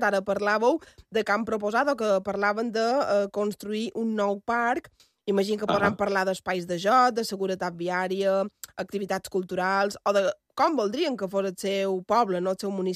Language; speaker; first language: Catalan; native; Catalan